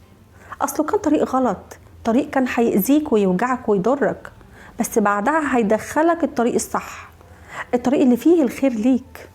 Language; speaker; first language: Arabic; native; Arabic